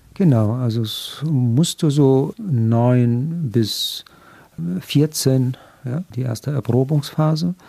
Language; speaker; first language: German; non-native, fluent; Arabic